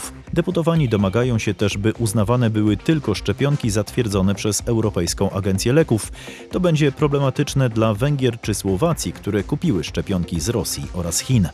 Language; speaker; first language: Polish; native; Polish